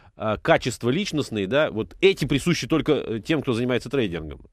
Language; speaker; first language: Russian; native; Russian